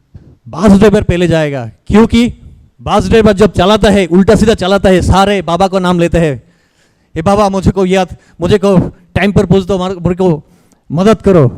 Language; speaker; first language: Hindi; non-native, learner; Bangla